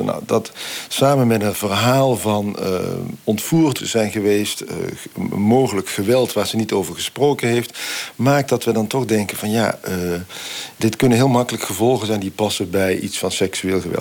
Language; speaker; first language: Dutch; native; Dutch